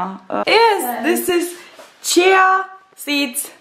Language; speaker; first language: English; non-native, learner; Czech